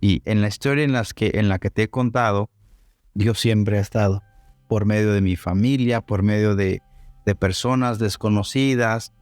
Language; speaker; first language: Spanish; non-native, local second language; Zapotec